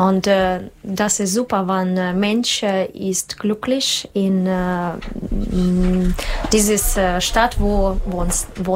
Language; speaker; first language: German; non-native, learner; Russian